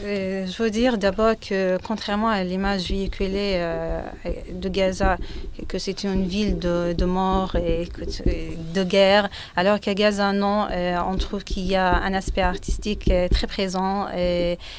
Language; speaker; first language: French; non-native, fluent; Arabic